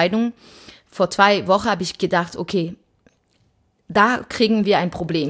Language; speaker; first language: German; non-native, fluent; French